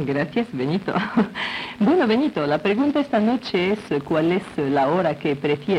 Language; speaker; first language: Spanish; non-native, local second language; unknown